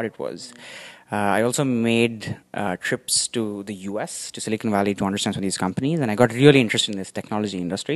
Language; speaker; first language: English; non-native, local second language; Tamil